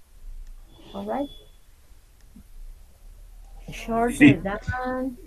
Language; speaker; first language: English; non-native, fluent; Spanish